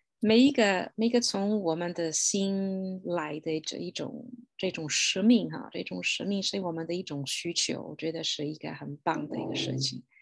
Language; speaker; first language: Chinese; non-native, fluent; Italian